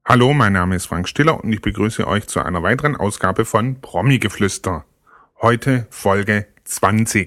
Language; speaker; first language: German; native; German